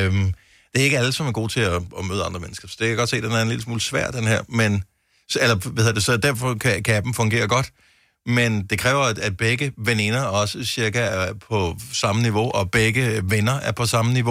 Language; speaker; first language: Danish; native; Danish